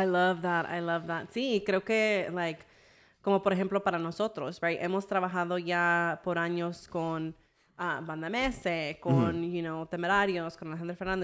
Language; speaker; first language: Spanish; early bilingual, heritage; English